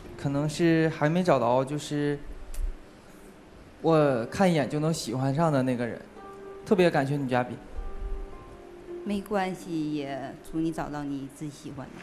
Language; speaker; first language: Chinese; native; Chinese